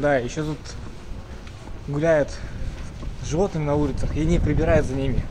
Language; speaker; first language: Russian; native; Russian